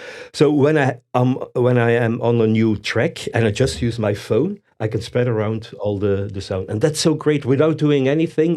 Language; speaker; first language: English; non-native, fluent; Dutch